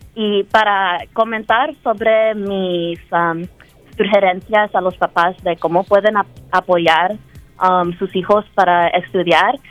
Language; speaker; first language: Spanish; early bilingual, heritage; Spanish